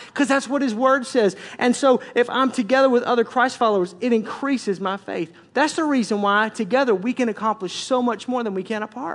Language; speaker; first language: English; native; English